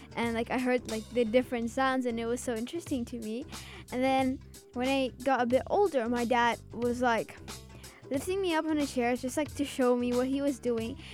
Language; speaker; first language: English; early bilingual, other home language; Azerbaijani